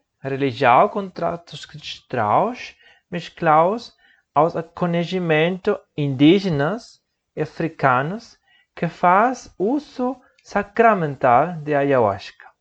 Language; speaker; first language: Portuguese; non-native, learner; Spanish